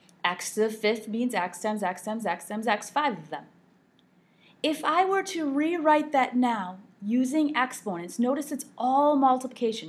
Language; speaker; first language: English; native; English